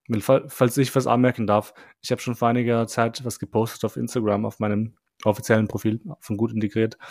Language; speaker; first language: German; early bilingual, other home language; Albanian